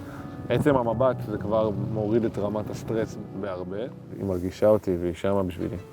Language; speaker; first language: Hebrew; native; Hebrew